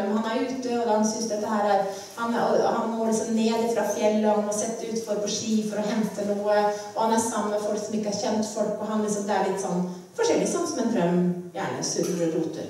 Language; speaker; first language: Norwegian; native; Norwegian